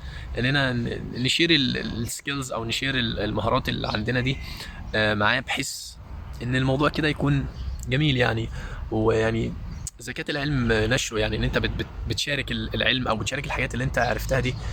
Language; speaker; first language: Arabic; native; Arabic